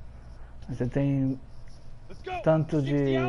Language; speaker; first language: Portuguese; early bilingual, heritage; Portuguese